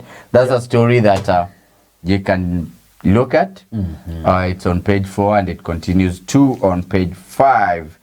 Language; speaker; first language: English; non-native, local second language; Swahili